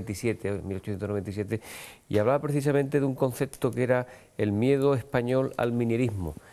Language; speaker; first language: Spanish; native; Spanish